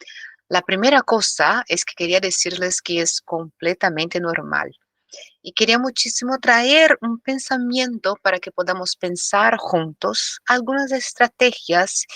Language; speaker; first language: Spanish; non-native, fluent; Portuguese